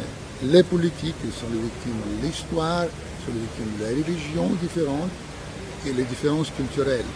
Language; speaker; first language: French; non-native, fluent; Russian